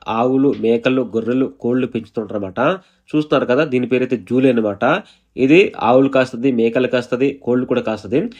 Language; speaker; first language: Telugu; non-native, local second language; Odia